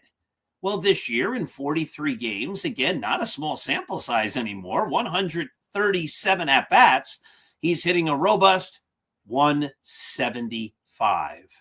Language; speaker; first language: English; native; English